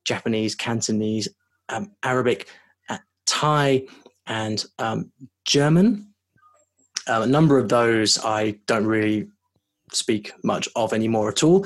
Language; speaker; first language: English; native; English